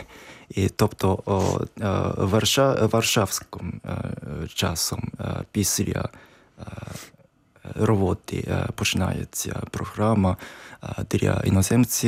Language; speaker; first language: Ukrainian; non-native, learner; Japanese